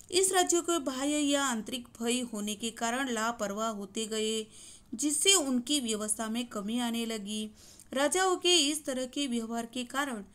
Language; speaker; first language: Hindi; non-native, local second language; Gujarati